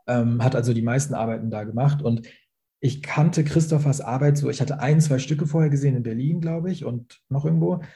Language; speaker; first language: German; early bilingual, other home language; Persian